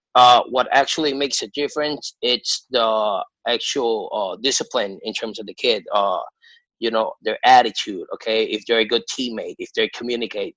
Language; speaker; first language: English; non-native, fluent; Spanish